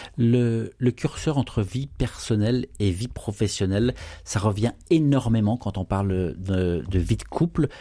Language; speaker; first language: French; native; French